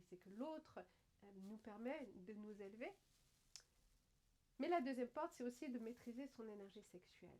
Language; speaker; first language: French; native; French